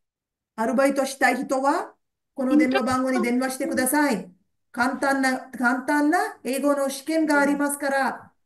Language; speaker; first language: Japanese; non-native, fluent; Tamil